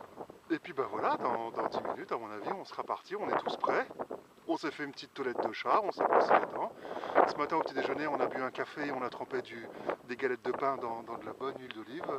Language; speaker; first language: French; native; French